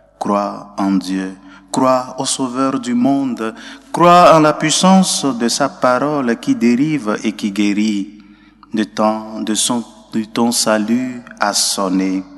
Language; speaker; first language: French; non-native, local second language; Ewe